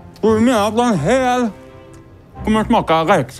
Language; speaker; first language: Swedish; native; Swedish